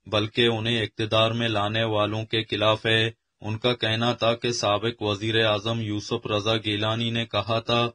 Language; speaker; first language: Urdu; non-native, local second language; Baluchi